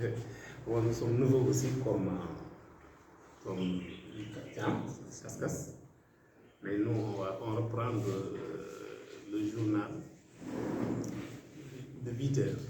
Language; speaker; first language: French; non-native, local second language; Fula